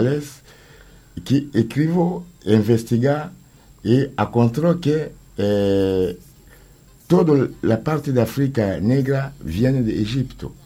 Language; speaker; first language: Spanish; non-native, learner; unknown